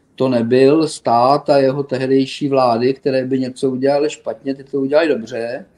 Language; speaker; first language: Czech; native; Czech